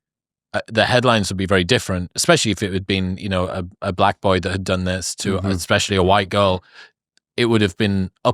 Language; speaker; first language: English; native; English